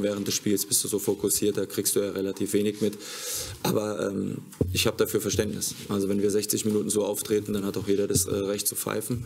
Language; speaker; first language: German; native; German